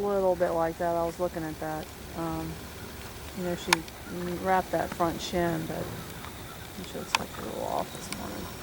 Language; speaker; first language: English; native; English